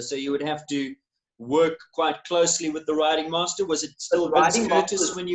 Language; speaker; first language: English; native; English